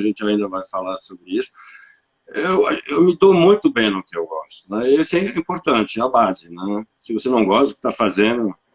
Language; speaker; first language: Portuguese; non-native, fluent; French